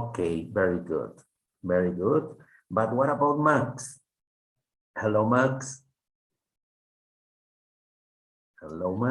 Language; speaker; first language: English; non-native, fluent; Spanish